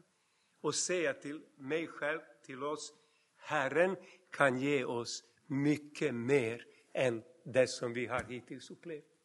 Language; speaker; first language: Swedish; non-native, fluent; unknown